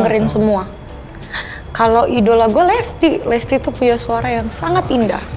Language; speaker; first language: Indonesian; native; Indonesian